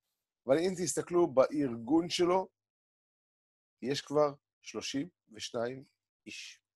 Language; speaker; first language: Hebrew; native; Hebrew